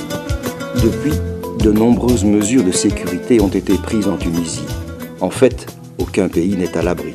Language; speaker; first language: French; native; French